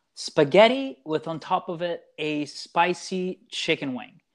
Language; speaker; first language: English; early bilingual, other home language; Italian